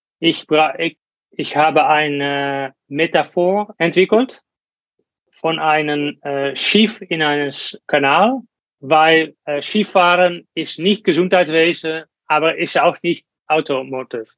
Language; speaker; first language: German; non-native, learner; Dutch